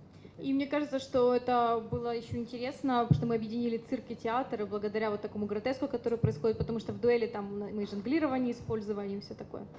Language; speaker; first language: Russian; native; Russian